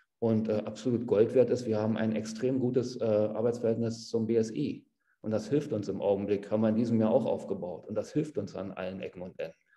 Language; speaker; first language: German; native; German